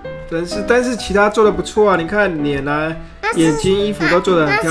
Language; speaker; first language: Chinese; native; Chinese